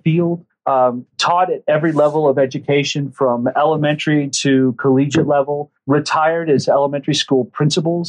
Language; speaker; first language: English; native; English